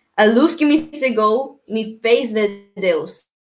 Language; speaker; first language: Portuguese; non-native, learner; Spanish